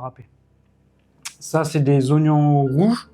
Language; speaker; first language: French; native; French